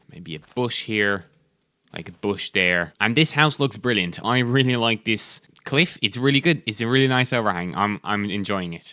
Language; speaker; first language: English; native; English